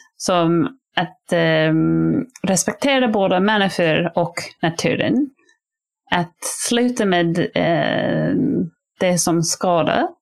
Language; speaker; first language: Swedish; non-native, fluent; English